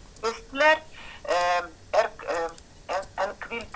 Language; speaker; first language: German; non-native, learner; Ukrainian